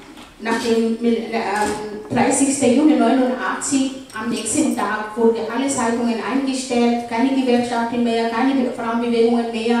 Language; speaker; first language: German; non-native, fluent; Arabic